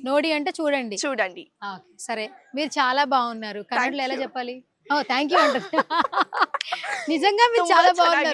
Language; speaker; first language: Telugu; native; Telugu